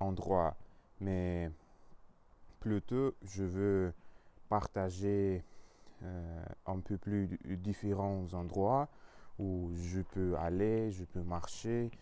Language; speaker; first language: French; non-native, learner; Russian